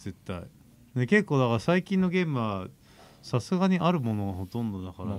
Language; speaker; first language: Japanese; native; Japanese